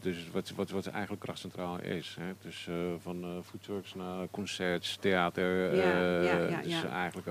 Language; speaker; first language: Dutch; non-native, fluent; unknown